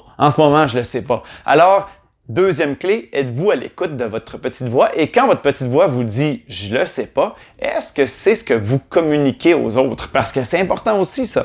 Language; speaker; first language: French; native; French